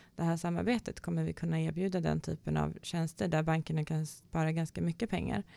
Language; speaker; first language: Swedish; native; Swedish